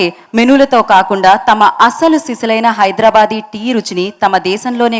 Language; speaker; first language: Telugu; native; Telugu